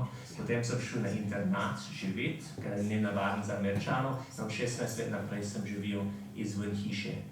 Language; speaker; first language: Slovenian; non-native, fluent; English